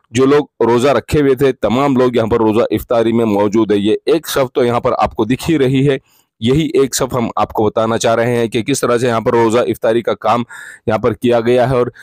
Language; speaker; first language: Urdu; native; Urdu